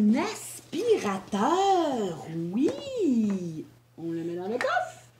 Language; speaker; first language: French; native; French